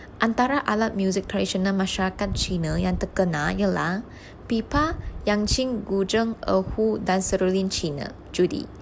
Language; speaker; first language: Malay; non-native, local second language; Chinese